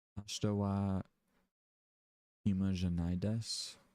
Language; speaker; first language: Japanese; non-native, learner; English